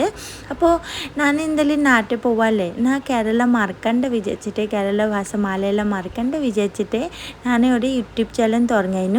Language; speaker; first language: Malayalam; non-native, local second language; Assamese